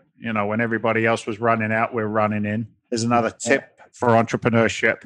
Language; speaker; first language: English; native; English